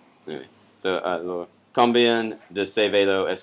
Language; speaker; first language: French; non-native, learner; English